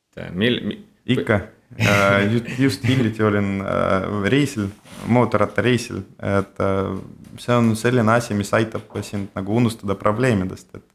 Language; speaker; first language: Estonian; non-native, local second language; Russian